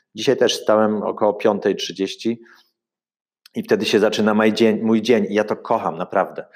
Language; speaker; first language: Polish; early bilingual, heritage; Polish